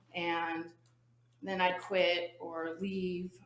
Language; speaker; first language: English; native; English